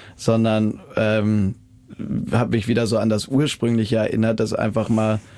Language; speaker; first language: German; native; German